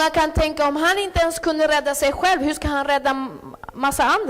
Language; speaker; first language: Swedish; early bilingual, other home language; Spanish